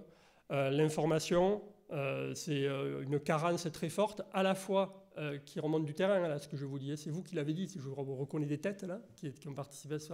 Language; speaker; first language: French; native; French